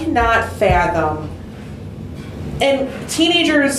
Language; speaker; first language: English; native; English